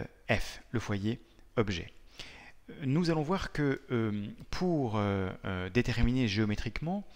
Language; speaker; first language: French; native; French